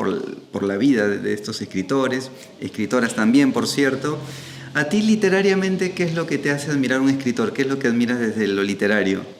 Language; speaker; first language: Spanish; native; Spanish